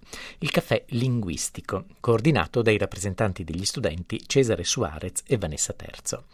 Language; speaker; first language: Italian; native; Italian